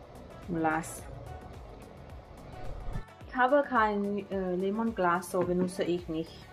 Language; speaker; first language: German; non-native, learner; Thai